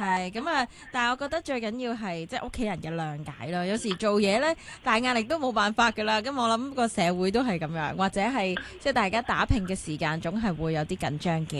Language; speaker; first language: Cantonese; native; Cantonese